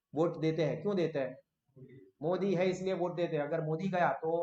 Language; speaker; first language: Hindi; non-native, local second language; Gujarati